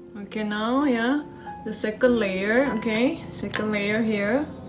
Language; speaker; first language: English; non-native, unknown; Indonesian